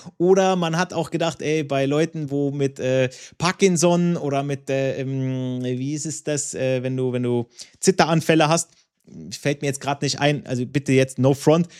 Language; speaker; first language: German; non-native, fluent; Italian